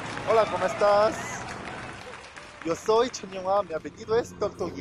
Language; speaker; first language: Spanish; non-native, learner; Korean